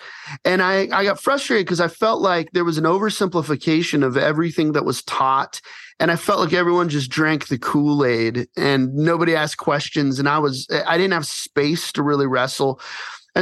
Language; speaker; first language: English; native; English